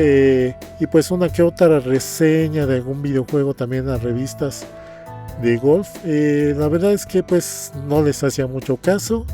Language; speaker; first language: Spanish; native; Spanish